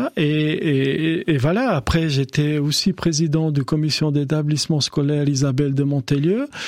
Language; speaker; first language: French; non-native, fluent; Albanian